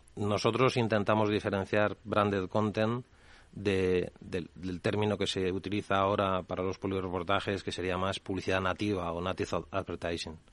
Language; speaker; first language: Spanish; native; Spanish